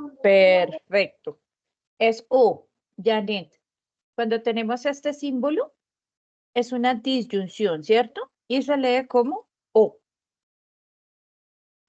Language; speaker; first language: Spanish; native; Spanish